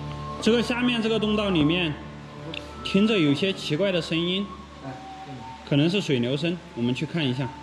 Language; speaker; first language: Chinese; native; Chinese